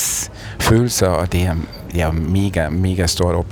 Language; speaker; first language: Danish; non-native, fluent; German